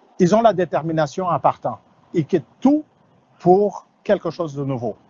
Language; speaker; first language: French; non-native, local second language; Wolof